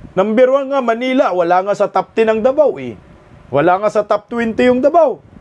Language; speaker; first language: Filipino; non-native, local second language; Cebuano